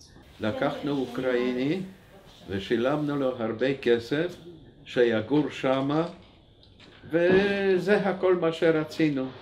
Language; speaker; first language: Hebrew; non-native, fluent; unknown